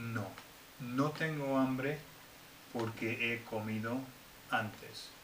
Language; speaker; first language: Spanish; non-native, fluent; English